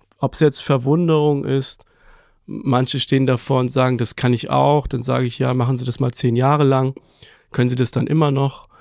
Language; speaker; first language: German; early bilingual, other home language; Persian